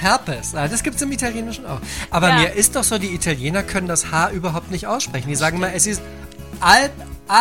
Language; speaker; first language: German; native; German